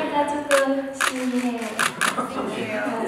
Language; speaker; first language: Korean; non-native, learner; Japanese